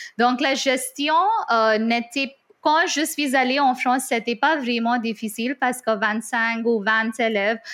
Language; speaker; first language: French; non-native, fluent; Hindi